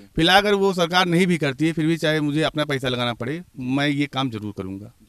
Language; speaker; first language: Hindi; native; Hindi